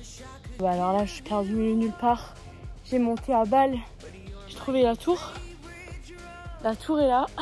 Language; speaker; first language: French; native; French